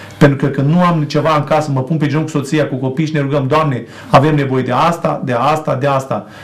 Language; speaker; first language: Romanian; native; Romanian